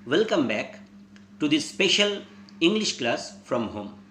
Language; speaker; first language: English; non-native, local second language; Bangla